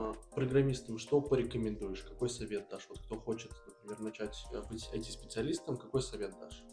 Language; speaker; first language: Russian; native; Russian